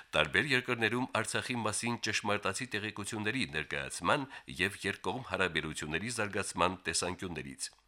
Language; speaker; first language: Armenian; native; Armenian